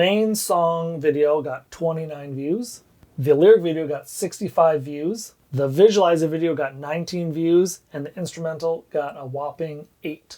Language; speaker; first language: English; native; English